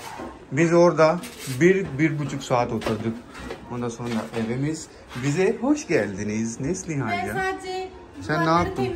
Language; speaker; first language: Turkish; non-native, learner; Urdu